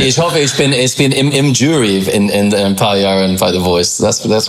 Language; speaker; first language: German; non-native, fluent; English